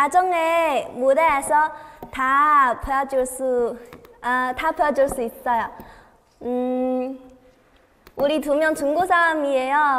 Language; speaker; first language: Korean; non-native, learner; Chinese